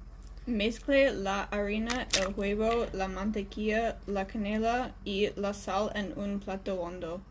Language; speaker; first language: Spanish; non-native, learner; English